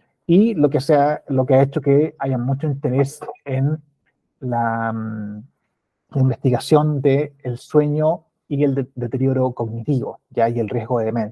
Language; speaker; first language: Spanish; native; Spanish